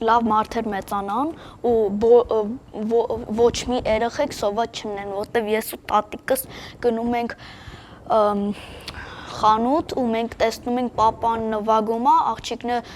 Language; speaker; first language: Armenian; early bilingual, heritage; Armenian